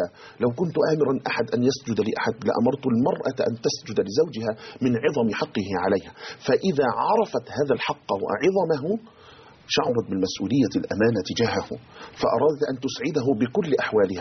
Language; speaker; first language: Arabic; native; Arabic